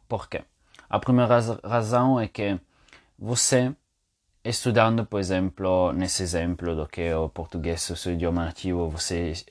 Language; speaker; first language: Portuguese; non-native, fluent; Italian